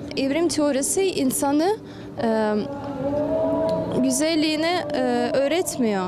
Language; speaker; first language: Turkish; non-native, fluent; Russian